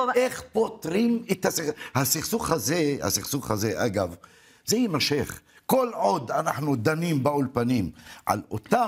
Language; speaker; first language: Hebrew; non-native, local second language; Arabic